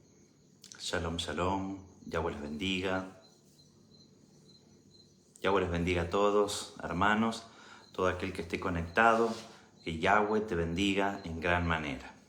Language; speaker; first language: Spanish; native; Spanish